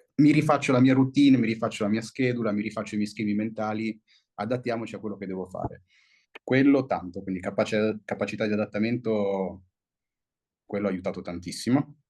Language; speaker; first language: Italian; early bilingual, heritage; Italian